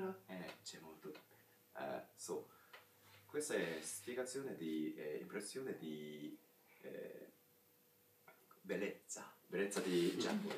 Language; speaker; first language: Italian; non-native, learner; Japanese